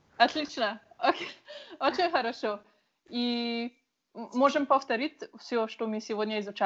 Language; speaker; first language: Russian; non-native, learner; Slovenian